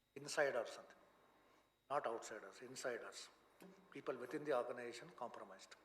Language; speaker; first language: English; non-native, local second language; Kannada